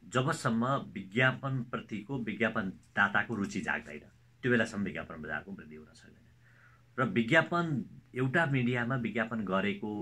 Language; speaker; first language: Nepali; native; Nepali